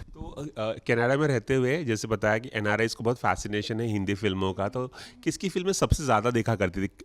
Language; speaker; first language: Hindi; native; Hindi